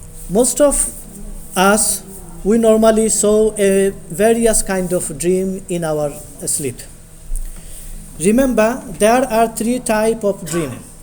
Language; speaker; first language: English; non-native, local second language; Bangla